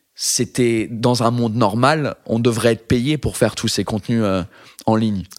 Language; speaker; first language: French; non-native, fluent; English